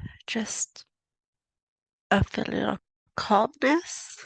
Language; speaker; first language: English; native; English